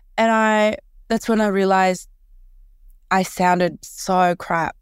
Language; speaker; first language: English; early bilingual, other home language; Korean